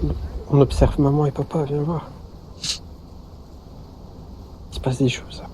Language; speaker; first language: French; native; French